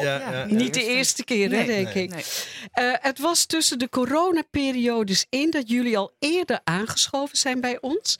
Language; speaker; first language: Dutch; native; Dutch